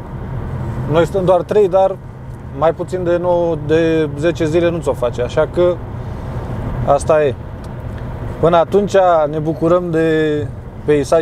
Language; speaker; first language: Romanian; native; Romanian